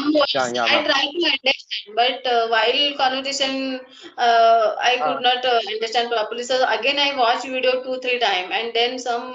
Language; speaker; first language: English; non-native, learner; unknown